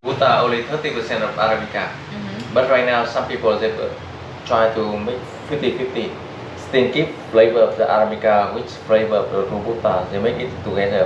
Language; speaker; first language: English; non-native, learner; Vietnamese